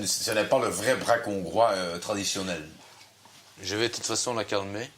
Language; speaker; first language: French; native; French